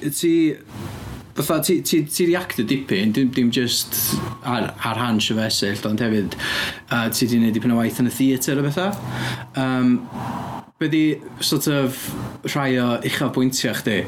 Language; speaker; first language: Welsh; native; Welsh